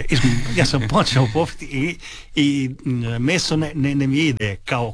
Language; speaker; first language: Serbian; early bilingual, heritage; Italian